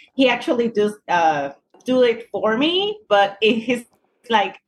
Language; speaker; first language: English; non-native, fluent; Spanish